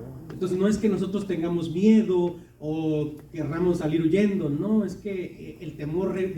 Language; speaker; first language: Spanish; native; Spanish